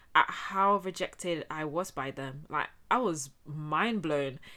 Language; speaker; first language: English; early bilingual, heritage; Spanish